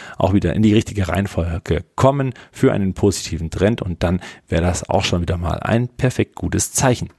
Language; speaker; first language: German; native; German